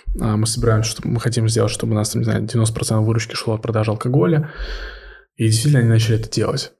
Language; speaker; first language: Russian; early bilingual, heritage; Russian